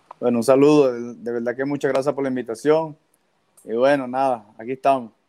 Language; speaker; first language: Spanish; native; Spanish